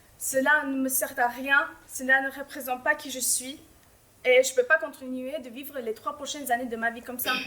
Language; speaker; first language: French; non-native, fluent; Albanian